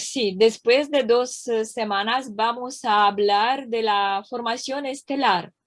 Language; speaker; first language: Spanish; non-native, learner; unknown